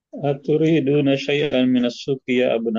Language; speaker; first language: Arabic; non-native, learner; Indonesian